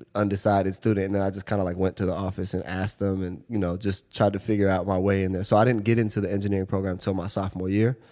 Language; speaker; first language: English; native; English